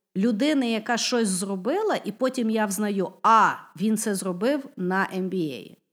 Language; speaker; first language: Ukrainian; non-native, local second language; Russian